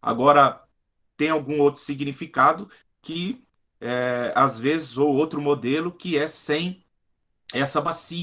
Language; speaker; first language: Portuguese; native; Portuguese